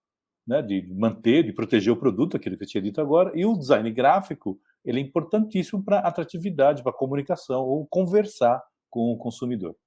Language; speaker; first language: Portuguese; native; Portuguese